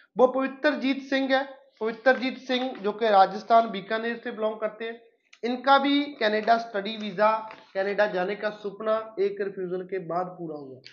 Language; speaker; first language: Hindi; non-native, local second language; Punjabi